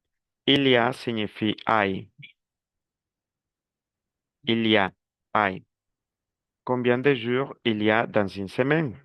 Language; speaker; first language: French; non-native, fluent; Spanish